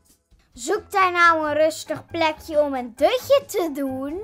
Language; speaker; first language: Dutch; native; Dutch